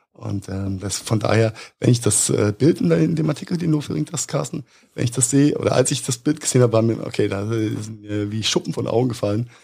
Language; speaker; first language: German; native; German